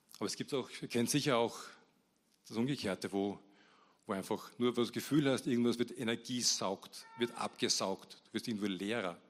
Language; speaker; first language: German; native; German